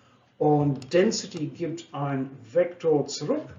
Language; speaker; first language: German; non-native, fluent; English